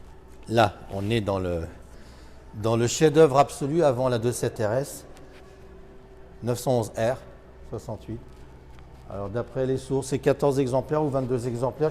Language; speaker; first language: French; native; French